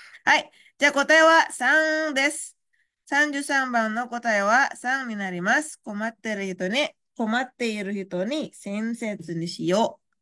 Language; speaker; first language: Japanese; non-native, fluent; Indonesian